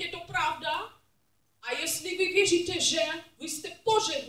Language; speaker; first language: Czech; non-native, learner; English